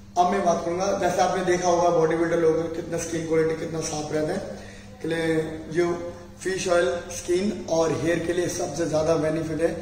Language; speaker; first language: Hindi; non-native, local second language; Bangla